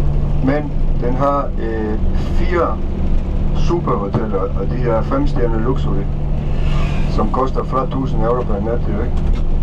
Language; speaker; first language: Danish; non-native, fluent; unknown